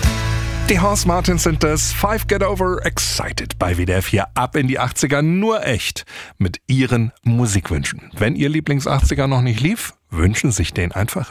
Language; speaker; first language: German; native; German